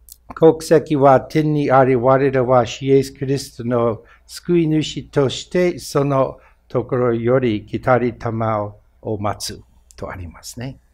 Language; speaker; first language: Japanese; non-native, fluent; English